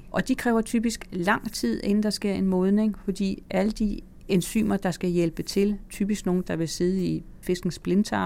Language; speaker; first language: Danish; native; Danish